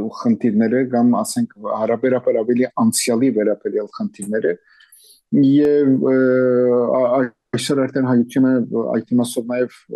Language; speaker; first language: Armenian; early bilingual, heritage; Armenian